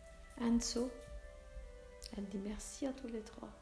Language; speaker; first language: French; native; French